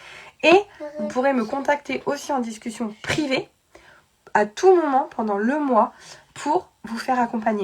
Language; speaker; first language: French; native; French